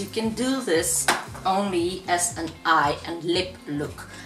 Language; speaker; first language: English; non-native, fluent; Dutch